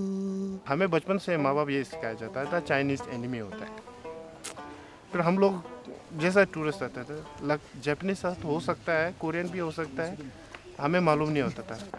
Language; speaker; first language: Hindi; non-native, local second language; Tibetan